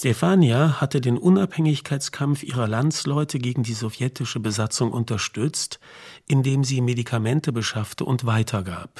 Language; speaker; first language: German; native; German